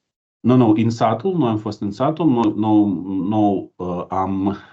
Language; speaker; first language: Romanian; non-native, learner; Ukrainian